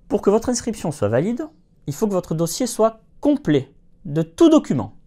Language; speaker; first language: French; native; French